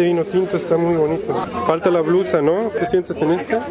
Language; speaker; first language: Spanish; native; Spanish